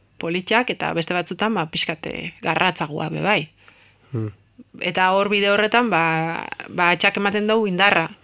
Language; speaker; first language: Basque; native; Basque